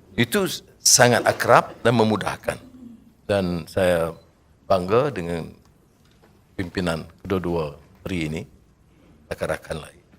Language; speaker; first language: Malay; native; Malay